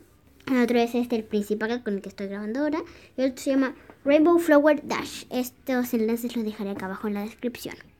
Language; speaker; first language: Spanish; native; Spanish